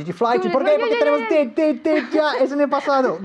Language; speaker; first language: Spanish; non-native, fluent; English